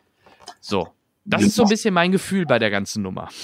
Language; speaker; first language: German; native; German